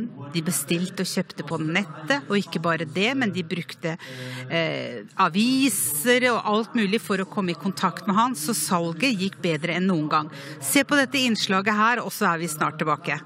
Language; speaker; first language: Norwegian; native; Norwegian